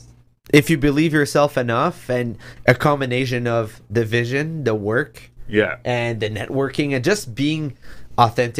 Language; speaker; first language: English; non-native, fluent; French